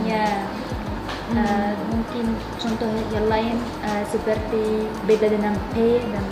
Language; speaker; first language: Indonesian; non-native, learner; Arabic